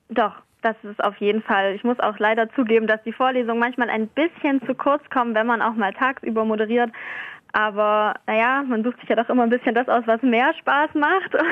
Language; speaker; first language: German; native; German